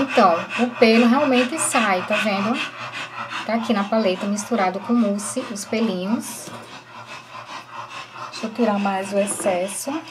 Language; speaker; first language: Portuguese; native; Portuguese